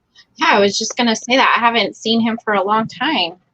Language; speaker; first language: English; native; English